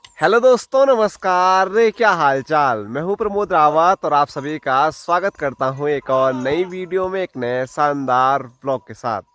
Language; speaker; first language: Hindi; native; Hindi